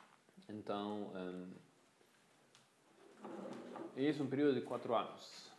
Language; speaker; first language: Portuguese; non-native, fluent; Spanish